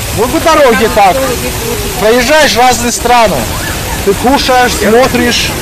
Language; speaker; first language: Russian; non-native, local second language; Azerbaijani